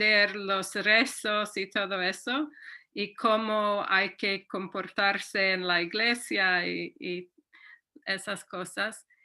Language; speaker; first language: Spanish; non-native, fluent; English